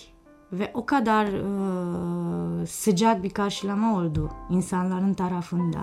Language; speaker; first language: Turkish; non-native, fluent; Romanian